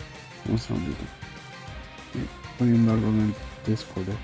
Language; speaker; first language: Spanish; native; Spanish